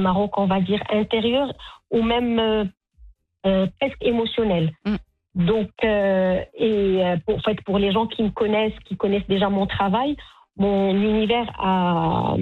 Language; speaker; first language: French; non-native, local second language; Arabic